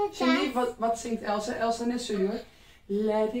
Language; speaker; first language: Turkish; non-native, learner; Dutch